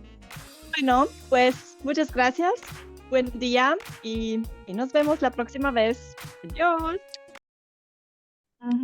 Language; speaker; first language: Spanish; non-native, fluent; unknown